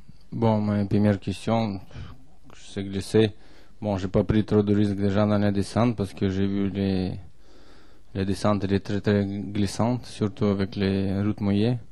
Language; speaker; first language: French; non-native, learner; Russian